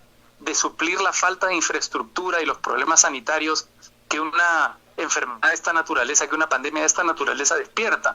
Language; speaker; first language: Spanish; native; Spanish